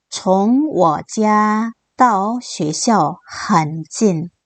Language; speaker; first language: Chinese; non-native, fluent; Korean